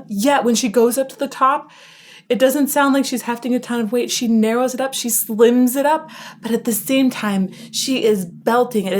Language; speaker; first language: English; native; English